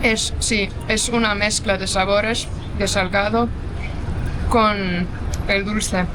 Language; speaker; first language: Spanish; non-native, fluent; Estonian